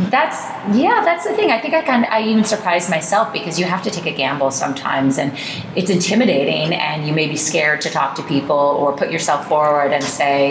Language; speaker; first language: English; native; English